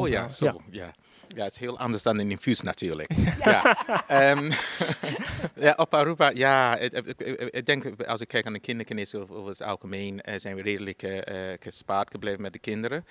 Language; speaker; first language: Dutch; non-native, fluent; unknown